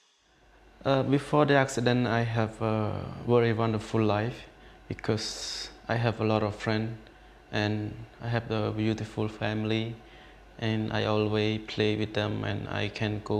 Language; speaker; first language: English; non-native, learner; Khmer